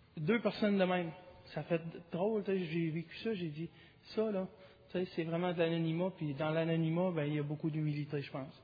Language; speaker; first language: French; native; French